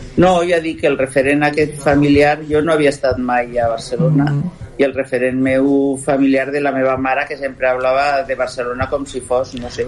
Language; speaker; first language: Catalan; non-native, local second language; Spanish